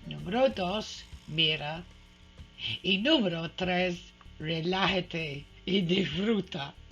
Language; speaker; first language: Spanish; non-native, fluent; English